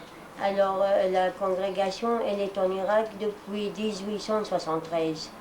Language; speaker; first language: French; non-native, fluent; Arabic